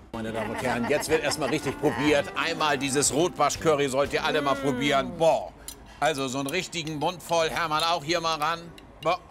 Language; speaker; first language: German; native; German